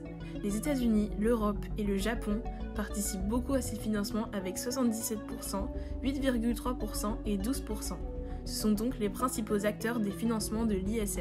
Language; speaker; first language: French; native; French